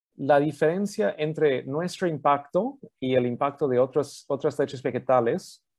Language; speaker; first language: Spanish; early bilingual, heritage; Spanish